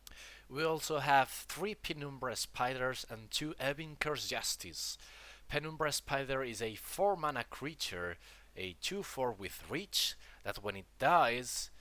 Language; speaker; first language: English; non-native, fluent; Spanish